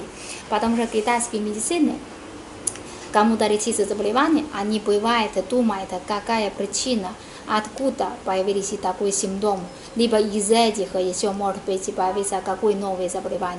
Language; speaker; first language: Russian; non-native, learner; Chinese